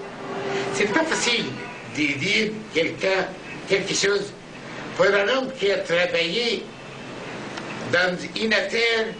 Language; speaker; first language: French; non-native, learner; Arabic